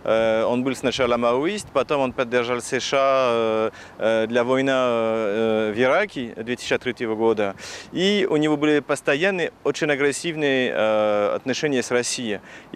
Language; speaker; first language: Russian; non-native, fluent; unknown